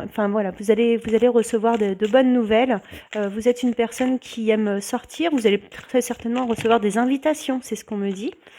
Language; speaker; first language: French; native; French